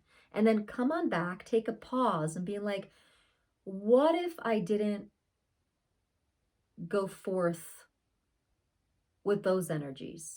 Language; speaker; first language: English; native; English